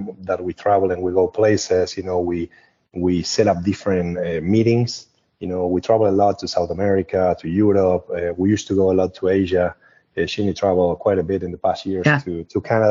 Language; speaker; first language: English; non-native, fluent; Spanish